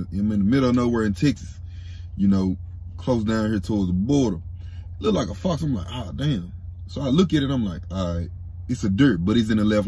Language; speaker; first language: English; native; English